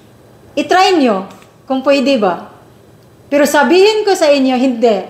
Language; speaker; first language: Filipino; native; Filipino